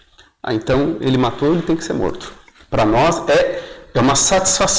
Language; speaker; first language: Portuguese; native; Portuguese